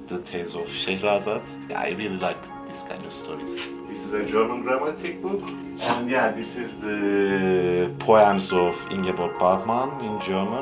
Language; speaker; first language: English; non-native, fluent; Turkish